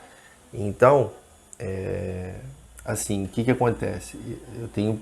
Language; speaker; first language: Portuguese; native; Portuguese